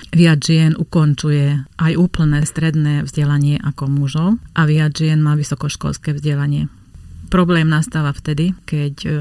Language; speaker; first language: Slovak; non-native, local second language; Hungarian